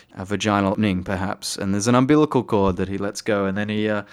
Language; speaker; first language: English; native; English